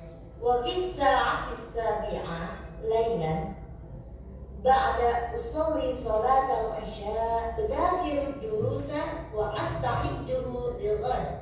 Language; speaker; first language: Arabic; non-native, learner; Indonesian